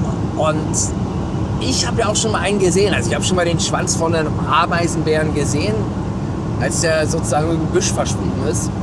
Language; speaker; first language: German; native; German